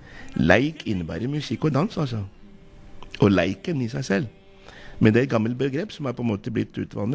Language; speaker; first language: Norwegian; non-native, fluent; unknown